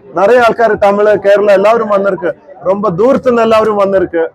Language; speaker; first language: Tamil; non-native, learner; Malayalam